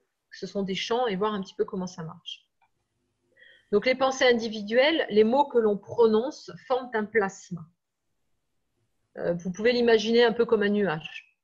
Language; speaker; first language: French; native; French